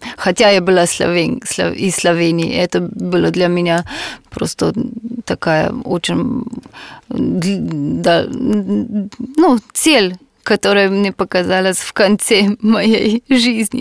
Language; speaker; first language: Russian; non-native, fluent; Slovenian